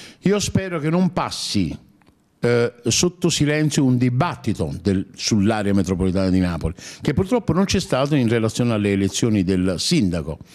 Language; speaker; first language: Italian; native; Italian